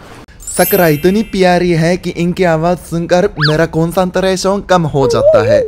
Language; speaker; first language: Hindi; non-native, fluent; Japanese